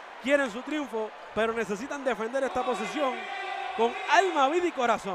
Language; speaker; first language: Spanish; native; Spanish